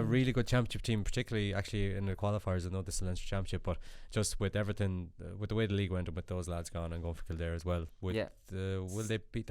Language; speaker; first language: English; native; English